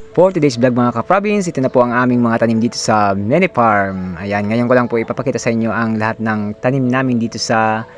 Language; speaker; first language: Filipino; non-native, local second language; Bikol